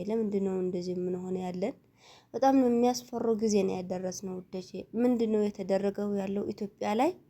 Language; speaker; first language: Amharic; non-native, local second language; Tigrinya